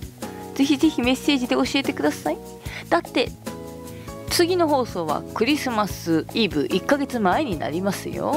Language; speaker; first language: Japanese; native; Japanese